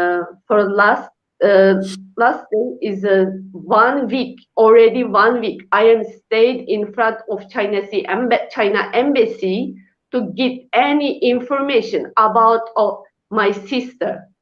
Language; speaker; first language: English; non-native, learner; Uyghur